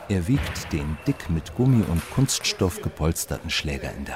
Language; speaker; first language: German; native; German